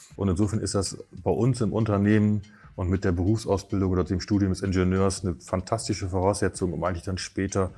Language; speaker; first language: German; native; German